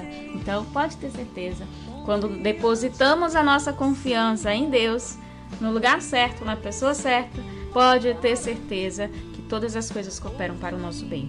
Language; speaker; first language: Portuguese; native; Portuguese